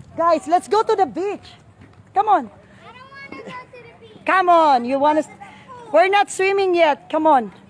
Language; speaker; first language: English; non-native, local second language; Filipino